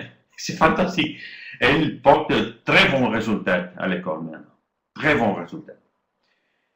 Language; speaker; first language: French; non-native, learner; Spanish